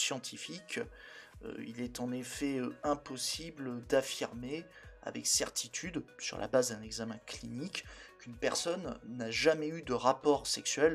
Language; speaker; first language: French; native; French